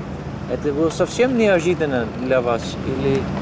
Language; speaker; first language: Russian; non-native, fluent; Dutch